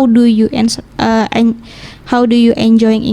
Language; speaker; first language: English; non-native, learner; Indonesian